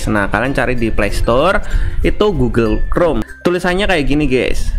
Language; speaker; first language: Indonesian; native; Indonesian